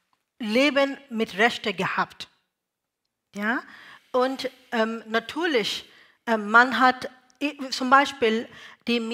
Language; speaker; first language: German; non-native, learner; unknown